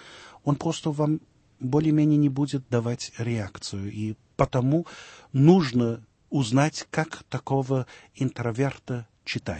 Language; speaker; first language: Russian; early bilingual, heritage; Russian